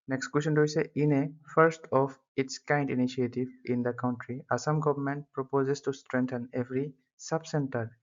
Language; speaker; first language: English; non-native, local second language; Assamese